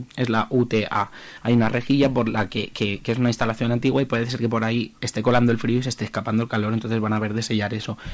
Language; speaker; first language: Spanish; native; Spanish